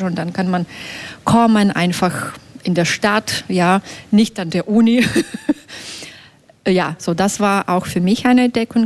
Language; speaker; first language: German; non-native, fluent; Belarusian